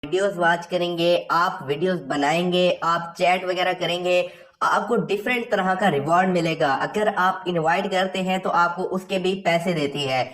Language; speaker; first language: Urdu; non-native, local second language; Punjabi